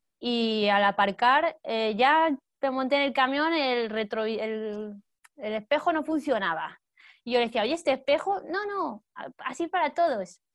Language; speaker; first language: Spanish; native; Spanish